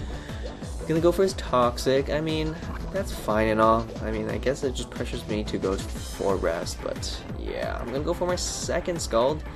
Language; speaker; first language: English; native; English